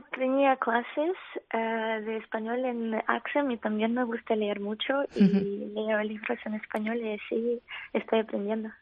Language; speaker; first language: Spanish; non-native, fluent; Ukrainian